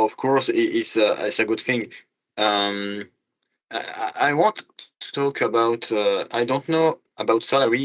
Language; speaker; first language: English; non-native, fluent; French